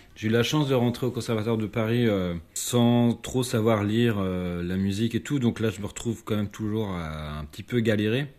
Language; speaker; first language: French; native; French